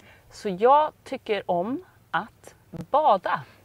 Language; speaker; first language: Swedish; native; Swedish